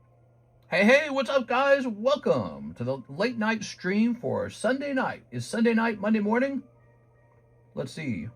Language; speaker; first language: English; native; English